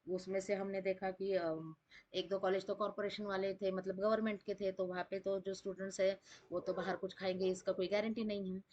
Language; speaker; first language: Hindi; non-native, local second language; Marathi